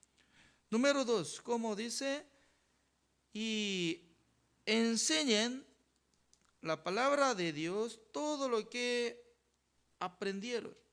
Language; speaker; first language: Spanish; non-native, fluent; Korean